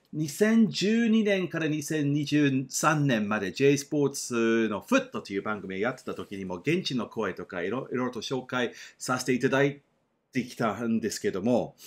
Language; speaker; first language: Japanese; non-native, fluent; English